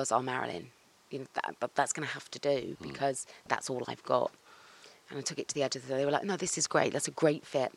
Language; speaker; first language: English; native; English